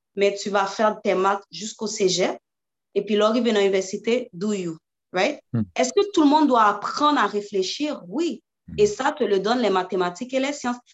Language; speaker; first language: French; early bilingual, other home language; Haitian Creole